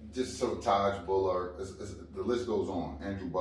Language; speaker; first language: English; native; English